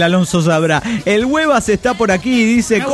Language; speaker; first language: Spanish; native; Spanish